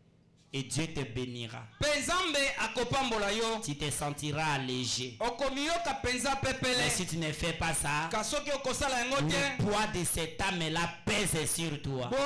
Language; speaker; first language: French; non-native, local second language; Lingala